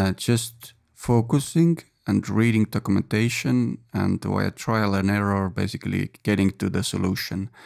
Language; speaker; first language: English; non-native, fluent; Estonian